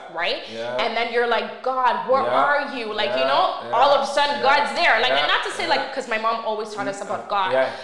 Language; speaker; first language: English; native; English